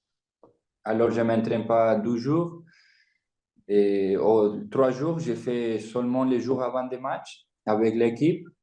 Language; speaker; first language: French; non-native, fluent; Spanish